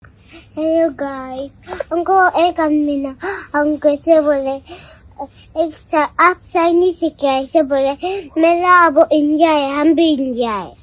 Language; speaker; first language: Hindi; non-native, local second language; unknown